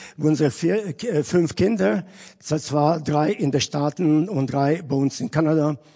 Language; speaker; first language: German; non-native, fluent; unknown